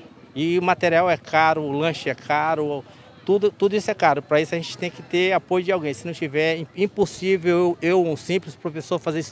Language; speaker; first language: Portuguese; native; Portuguese